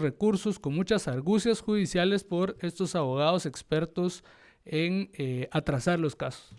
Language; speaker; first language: Spanish; native; Spanish